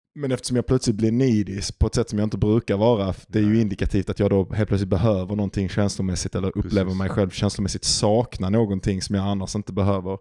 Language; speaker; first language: Swedish; native; Swedish